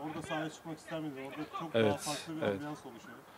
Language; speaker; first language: Turkish; native; Turkish